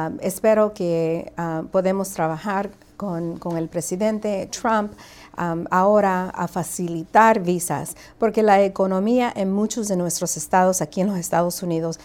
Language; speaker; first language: Spanish; early bilingual, heritage; Spanish